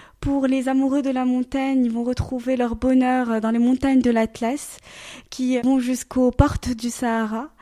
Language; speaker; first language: French; native; French